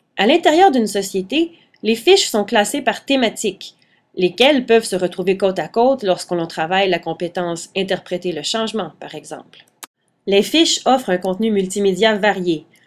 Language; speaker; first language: French; native; French